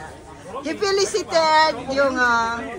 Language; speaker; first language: Dutch; non-native, learner; Filipino